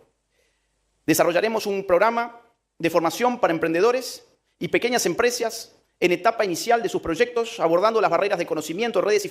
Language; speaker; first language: Spanish; native; Spanish